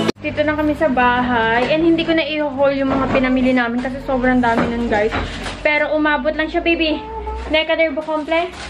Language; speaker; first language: Filipino; native; Filipino